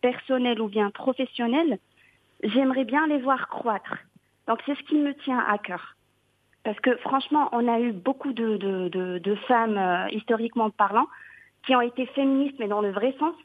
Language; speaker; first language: French; non-native, local second language; Arabic